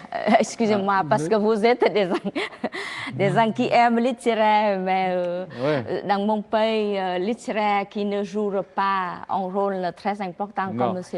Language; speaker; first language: French; non-native, learner; Vietnamese